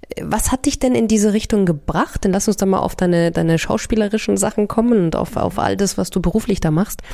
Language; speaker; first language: German; native; German